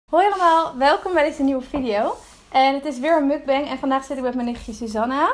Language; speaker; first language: Dutch; native; Dutch